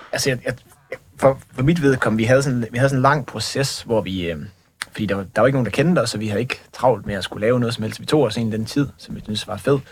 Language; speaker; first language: Danish; native; Danish